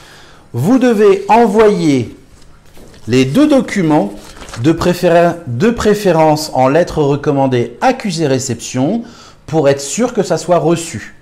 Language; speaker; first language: French; native; French